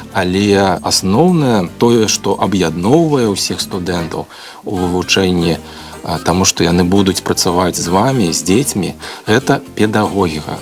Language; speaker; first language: Belarusian; native; Belarusian